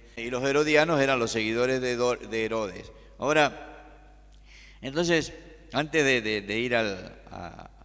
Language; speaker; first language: Spanish; native; Spanish